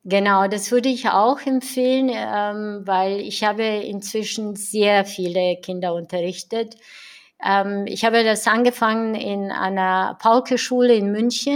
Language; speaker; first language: German; non-native, fluent; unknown